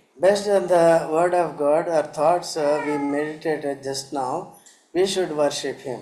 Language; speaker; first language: English; non-native, local second language; Telugu